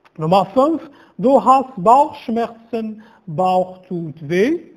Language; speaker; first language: German; non-native, fluent; Arabic